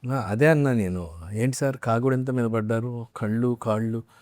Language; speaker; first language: Telugu; native; Telugu